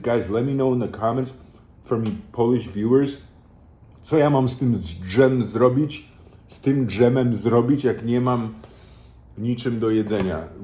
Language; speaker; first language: Polish; early bilingual, heritage; Polish